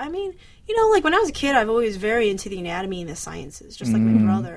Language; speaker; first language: English; early bilingual, other home language; Chinese